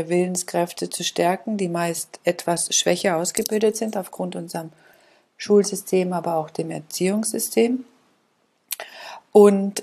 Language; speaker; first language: German; native; German